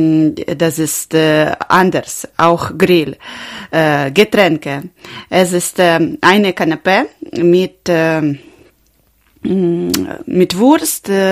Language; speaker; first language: German; non-native, learner; Ukrainian